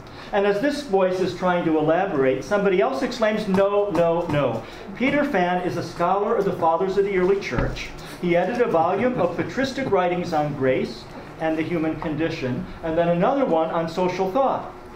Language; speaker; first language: English; native; English